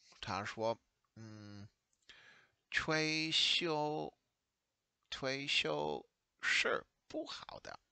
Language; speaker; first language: Chinese; non-native, learner; English